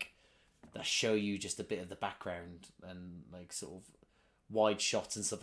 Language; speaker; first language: English; native; English